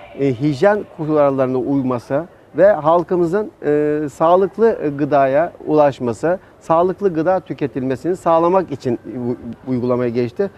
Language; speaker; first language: Turkish; native; Turkish